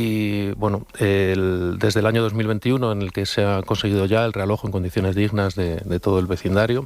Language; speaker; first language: Spanish; native; Spanish